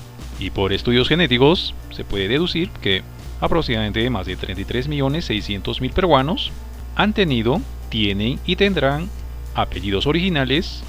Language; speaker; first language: Spanish; native; Spanish